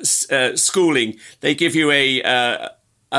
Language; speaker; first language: English; native; English